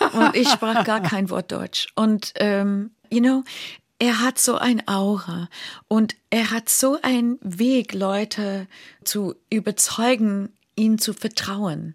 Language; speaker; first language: German; non-native, fluent; English